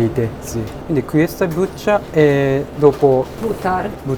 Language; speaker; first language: Italian; non-native, learner; Japanese